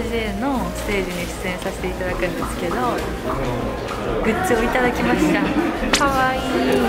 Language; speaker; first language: Japanese; native; Japanese